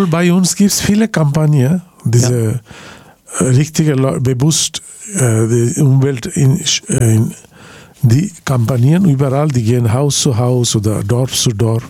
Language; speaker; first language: German; non-native, learner; Bangla